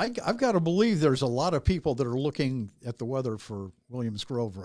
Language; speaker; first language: English; native; English